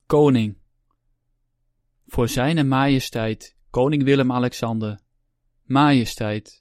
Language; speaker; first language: Dutch; native; Dutch